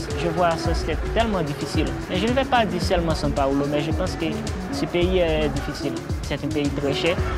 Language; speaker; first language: French; non-native, local second language; Haitian Creole